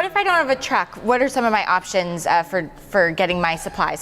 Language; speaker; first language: English; native; English